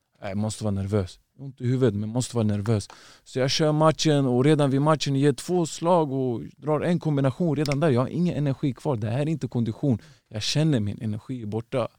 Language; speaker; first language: Swedish; early bilingual, other home language; Uzbek